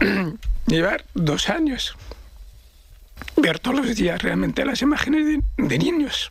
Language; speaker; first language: Spanish; non-native, fluent; Arabic